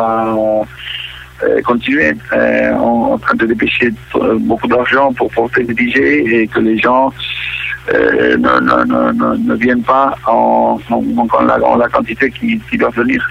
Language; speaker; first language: French; non-native, local second language; Catalan